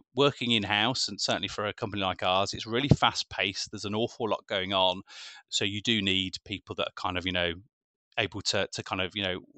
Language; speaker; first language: English; native; English